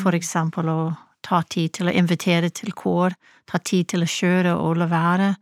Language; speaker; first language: Norwegian; non-native, fluent; English